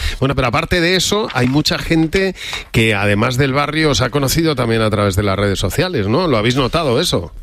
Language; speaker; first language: Spanish; native; Spanish